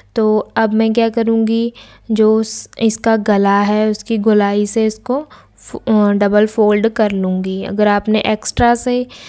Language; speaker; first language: Hindi; non-native, local second language; Punjabi